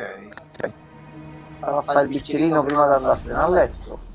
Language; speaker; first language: Italian; native; Italian